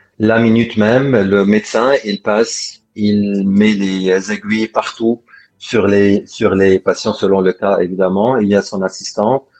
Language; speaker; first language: French; non-native, local second language; Arabic